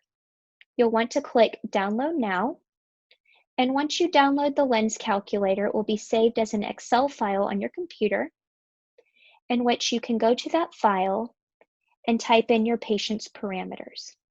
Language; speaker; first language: English; native; English